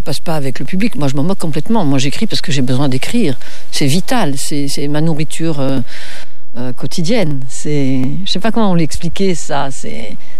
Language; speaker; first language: French; native; French